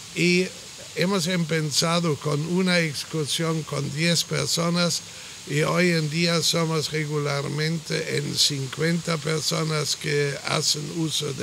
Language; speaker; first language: Spanish; non-native, fluent; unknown